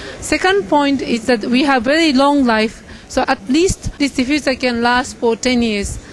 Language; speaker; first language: English; non-native, fluent; Japanese